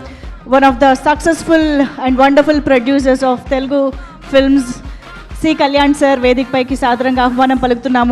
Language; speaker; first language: Telugu; native; Telugu